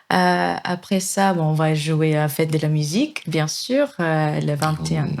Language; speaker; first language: French; non-native, fluent; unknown